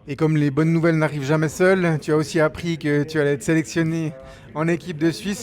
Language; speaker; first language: French; native; French